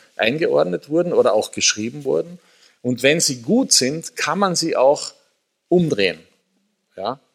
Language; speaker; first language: German; native; German